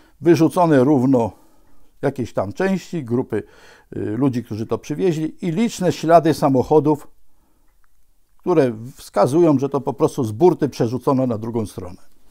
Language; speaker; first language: Polish; native; Polish